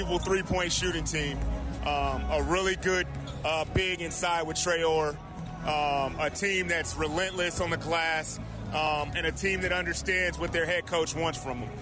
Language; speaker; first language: English; native; English